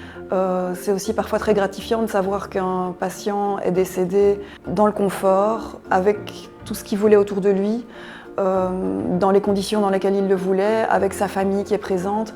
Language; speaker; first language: French; native; French